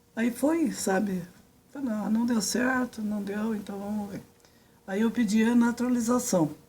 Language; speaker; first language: Portuguese; early bilingual, other home language; Serbian